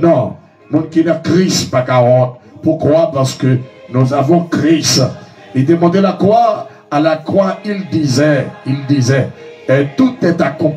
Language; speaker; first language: French; non-native, local second language; Haitian Creole